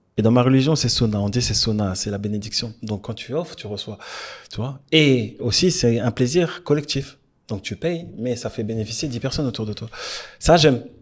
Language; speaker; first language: French; native; French